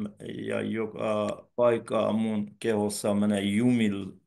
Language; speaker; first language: Finnish; non-native, learner; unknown